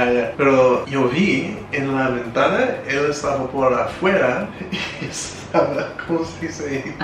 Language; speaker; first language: Spanish; non-native, fluent; English